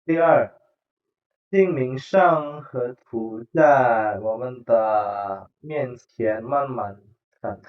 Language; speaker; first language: Chinese; non-native, fluent; Indonesian